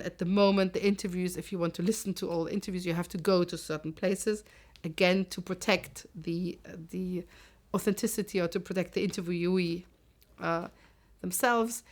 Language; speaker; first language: English; non-native, fluent; German